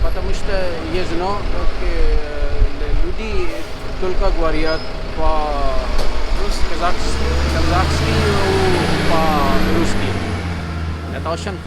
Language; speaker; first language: Russian; non-native, learner; Urdu